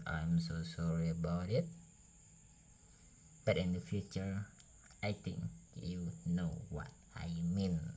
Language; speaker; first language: English; non-native, learner; Indonesian